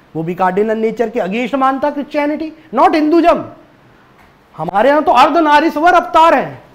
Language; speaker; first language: Hindi; native; Hindi